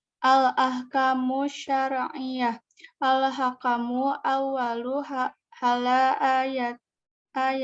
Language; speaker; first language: Arabic; non-native, learner; Indonesian